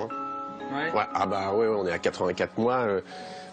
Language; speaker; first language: French; native; French